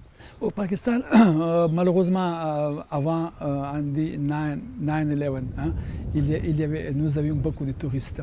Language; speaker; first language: French; non-native, fluent; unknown